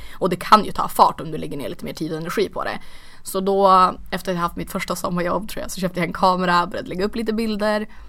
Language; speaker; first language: Swedish; native; Swedish